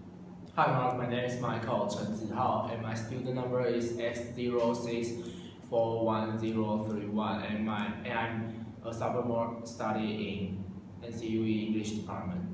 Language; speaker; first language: English; non-native, learner; Chinese